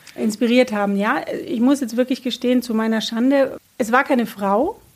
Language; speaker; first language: German; native; German